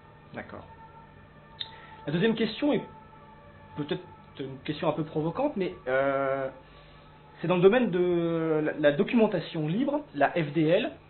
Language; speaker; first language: French; native; French